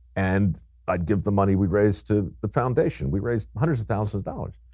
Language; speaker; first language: English; native; English